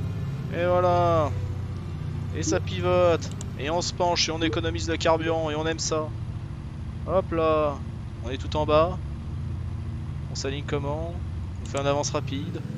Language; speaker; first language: French; native; French